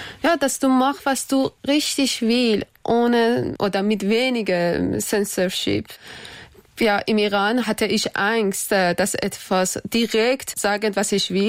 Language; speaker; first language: German; non-native, learner; Persian